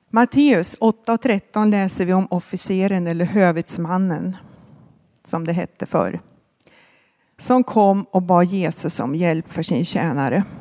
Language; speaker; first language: Swedish; native; Swedish